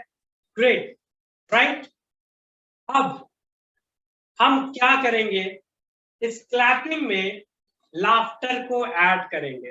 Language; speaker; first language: Hindi; native; Hindi